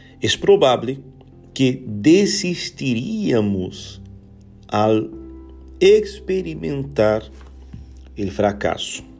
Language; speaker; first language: Portuguese; non-native, learner; Spanish